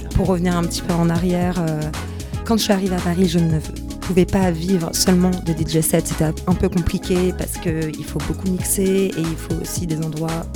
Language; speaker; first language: French; native; French